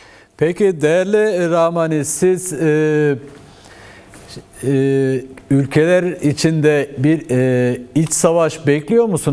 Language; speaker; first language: Turkish; native; Turkish